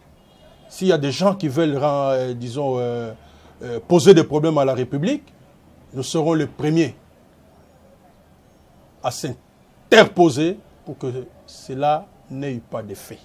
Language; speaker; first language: French; non-native, local second language; Lingala